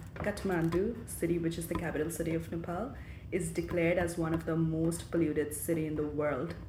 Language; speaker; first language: English; non-native, local second language; Nepali